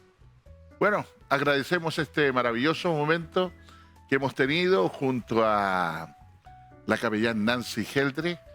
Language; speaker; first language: Spanish; native; Spanish